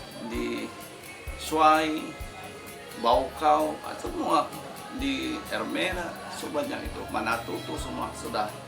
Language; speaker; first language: Indonesian; non-native, fluent; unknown